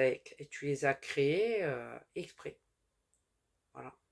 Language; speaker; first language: French; native; French